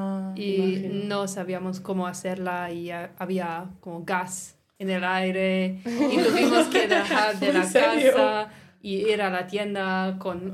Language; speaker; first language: Spanish; non-native, learner; English